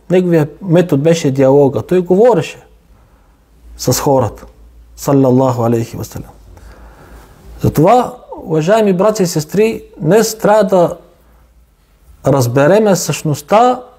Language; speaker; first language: Bulgarian; non-native, local second language; Turkish